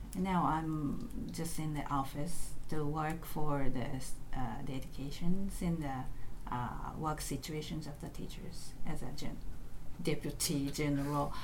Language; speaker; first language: English; non-native, learner; Japanese